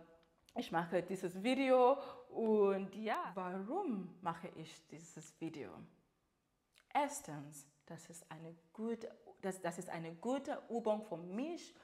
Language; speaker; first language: German; non-native, learner; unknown